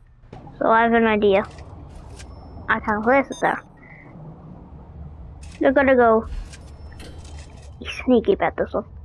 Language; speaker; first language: English; native; English